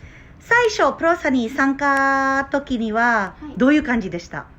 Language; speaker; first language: Japanese; non-native, learner; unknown